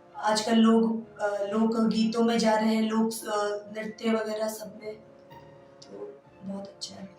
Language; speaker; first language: Hindi; native; Hindi